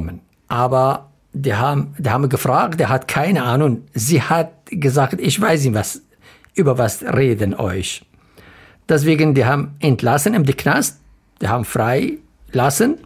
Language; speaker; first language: German; non-native, learner; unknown